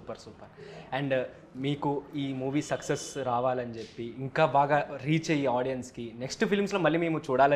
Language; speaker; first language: Telugu; native; Telugu